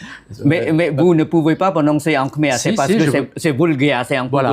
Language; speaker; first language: French; non-native, fluent; Khmer